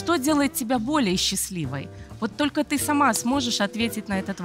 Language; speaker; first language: Russian; native; Russian